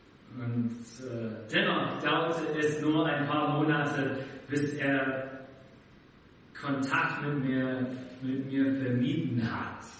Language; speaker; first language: German; non-native, fluent; English